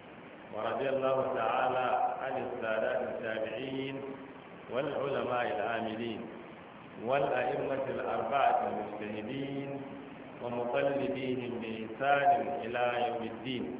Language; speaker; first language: Arabic; non-native, fluent; Hausa